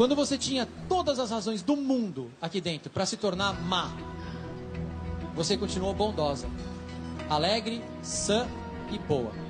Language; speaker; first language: Portuguese; native; Portuguese